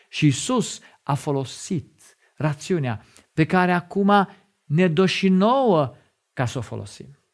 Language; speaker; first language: Romanian; non-native, fluent; German